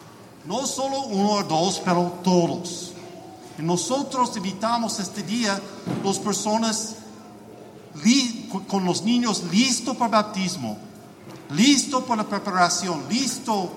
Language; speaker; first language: Spanish; non-native, learner; English